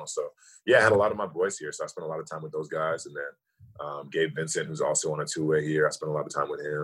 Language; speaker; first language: English; native; English